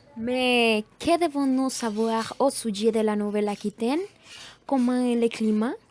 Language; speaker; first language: French; non-native, learner; Spanish